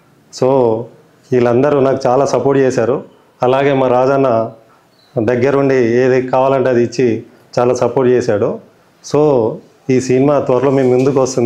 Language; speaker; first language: Telugu; native; Telugu